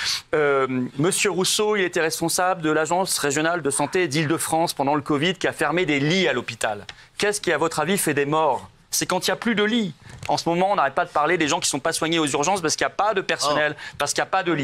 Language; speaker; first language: French; native; French